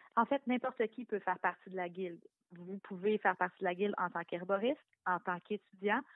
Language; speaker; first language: French; native; French